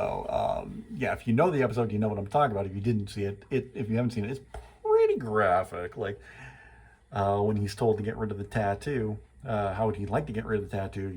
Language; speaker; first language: English; native; English